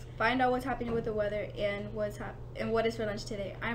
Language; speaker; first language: English; native; English